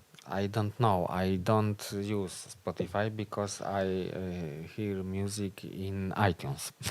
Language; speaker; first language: English; non-native, learner; Polish